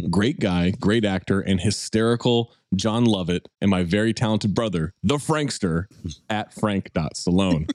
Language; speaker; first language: English; native; English